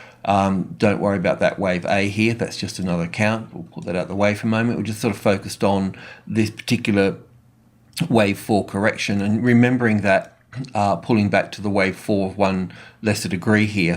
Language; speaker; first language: English; native; English